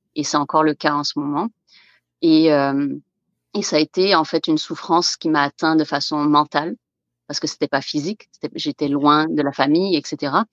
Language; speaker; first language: French; native; French